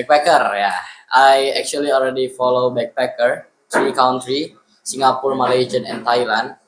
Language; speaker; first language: English; non-native, learner; Indonesian